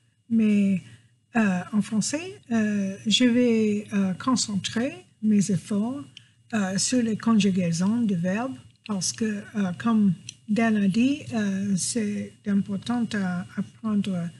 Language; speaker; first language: French; non-native, fluent; English